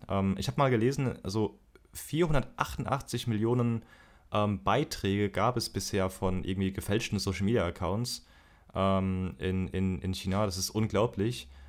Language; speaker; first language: German; native; German